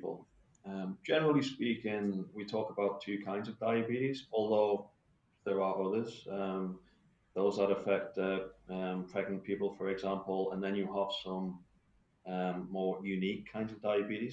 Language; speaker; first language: English; native; English